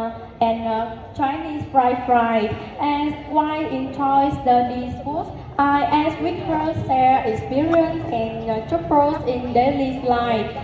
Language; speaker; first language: English; non-native, learner; Vietnamese